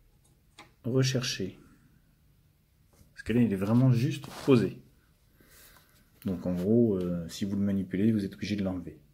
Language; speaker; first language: French; native; French